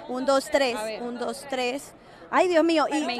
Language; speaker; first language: Spanish; native; Spanish